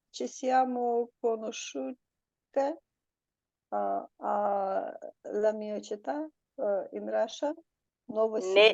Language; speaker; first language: Italian; non-native, learner; Russian